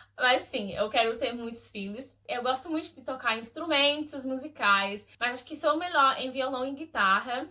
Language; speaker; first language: Portuguese; early bilingual, heritage; Portuguese